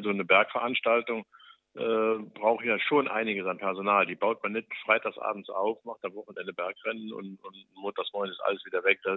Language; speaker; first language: German; native; German